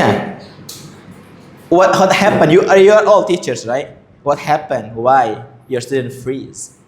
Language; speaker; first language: English; non-native, fluent; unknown